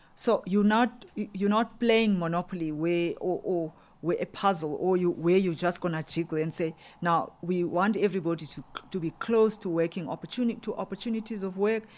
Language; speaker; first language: English; non-native, local second language; Xhosa